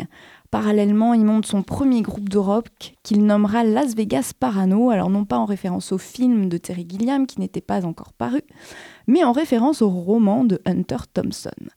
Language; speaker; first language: French; native; French